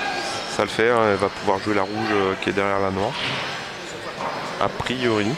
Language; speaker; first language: French; native; French